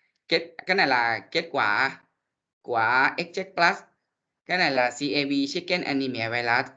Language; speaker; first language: Vietnamese; non-native, learner; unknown